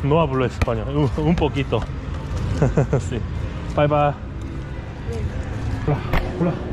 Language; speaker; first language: Spanish; non-native, learner; Korean